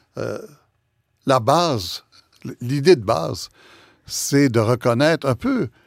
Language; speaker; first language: French; native; French